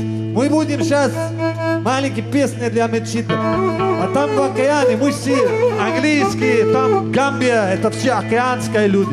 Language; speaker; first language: Russian; non-native, learner; English